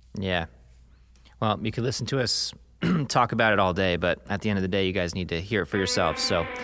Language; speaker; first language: English; native; English